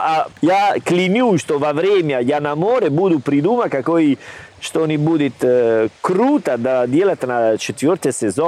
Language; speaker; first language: Russian; non-native, learner; Italian